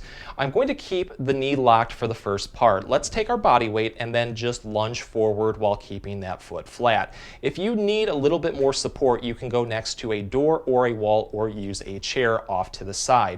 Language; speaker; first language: English; native; English